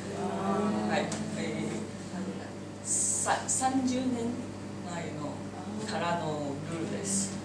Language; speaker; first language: Japanese; non-native, learner; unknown